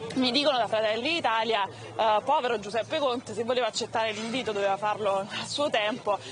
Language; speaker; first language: Italian; native; Italian